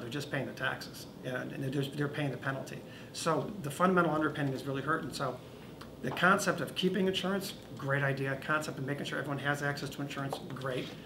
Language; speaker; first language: English; native; English